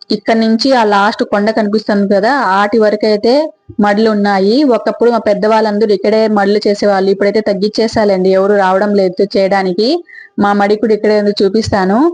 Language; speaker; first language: Telugu; native; Telugu